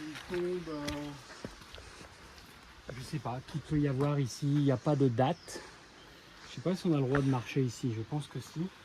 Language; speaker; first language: French; native; French